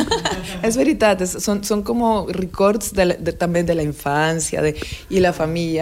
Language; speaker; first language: Catalan; non-native, fluent; Spanish